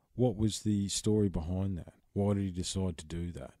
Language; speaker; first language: English; native; English